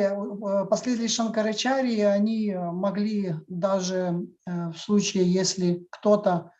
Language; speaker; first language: Russian; native; Russian